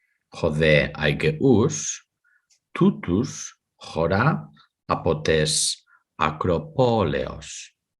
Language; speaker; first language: Greek; non-native, fluent; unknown